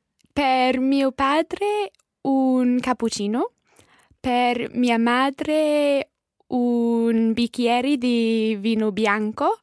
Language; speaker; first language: Italian; non-native, learner; English